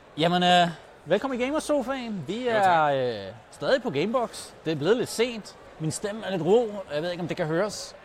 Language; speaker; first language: Danish; native; Danish